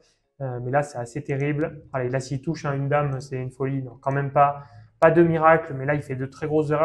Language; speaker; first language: French; native; French